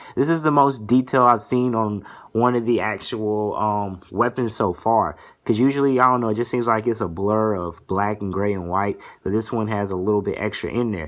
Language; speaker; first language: English; native; English